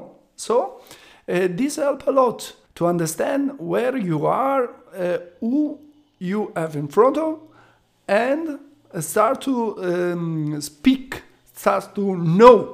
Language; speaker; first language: English; non-native, learner; Italian